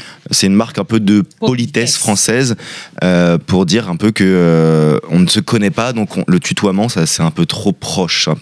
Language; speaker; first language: French; native; French